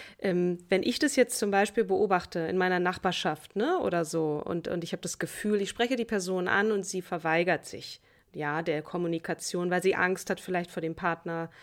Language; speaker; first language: German; native; German